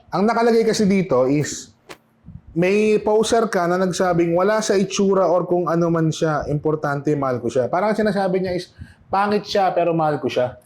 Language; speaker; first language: Filipino; native; Filipino